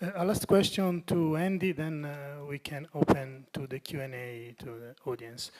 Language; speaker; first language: English; non-native, fluent; Italian